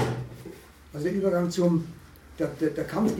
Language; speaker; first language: German; native; German